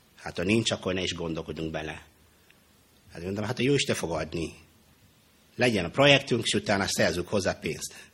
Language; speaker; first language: Hungarian; non-native, fluent; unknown